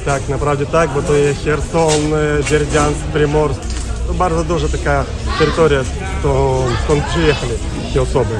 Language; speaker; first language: Polish; non-native, learner; Ukrainian